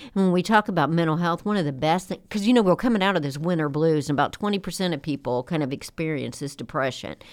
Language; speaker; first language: English; native; English